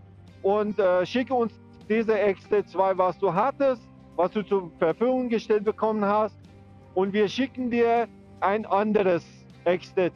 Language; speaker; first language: German; non-native, fluent; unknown